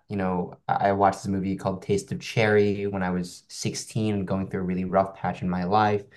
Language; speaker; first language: English; non-native, local second language; Cantonese